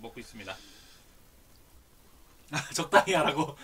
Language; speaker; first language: Korean; native; Korean